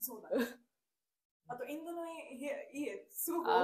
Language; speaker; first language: Japanese; non-native, fluent; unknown